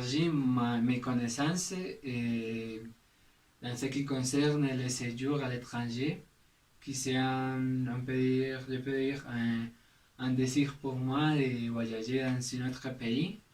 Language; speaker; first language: French; non-native, learner; Spanish